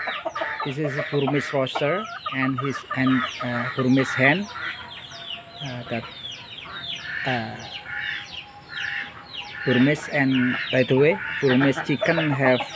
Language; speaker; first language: English; non-native, learner; Indonesian